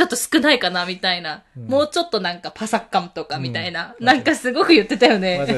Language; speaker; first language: Japanese; native; Japanese